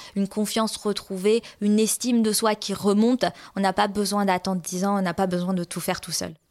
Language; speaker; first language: French; native; French